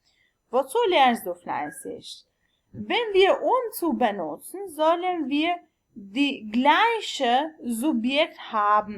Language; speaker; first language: German; non-native, learner; Albanian